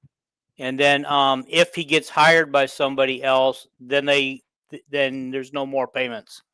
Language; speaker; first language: English; native; English